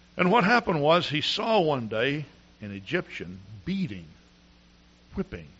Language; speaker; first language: English; native; English